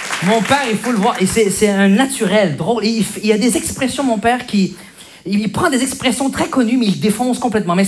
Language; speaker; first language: French; early bilingual, other home language; Arabic